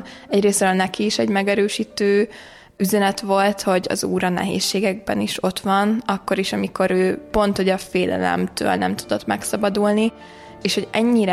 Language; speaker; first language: Hungarian; native; Hungarian